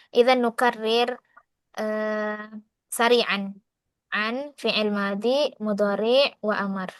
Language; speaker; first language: Arabic; non-native, fluent; Indonesian